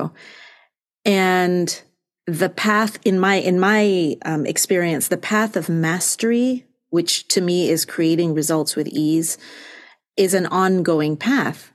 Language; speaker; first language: English; non-native, local second language; Malay